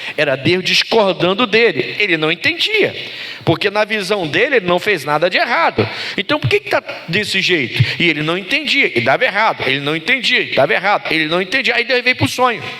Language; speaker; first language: Portuguese; native; Portuguese